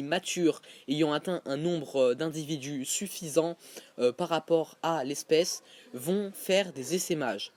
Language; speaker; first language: French; native; French